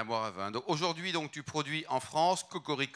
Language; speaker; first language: French; native; French